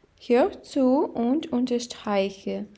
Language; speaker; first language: German; non-native, fluent; Ukrainian